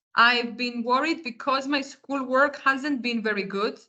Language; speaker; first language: English; non-native, fluent; Greek